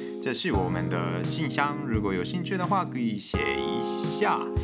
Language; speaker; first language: Chinese; non-native, fluent; Japanese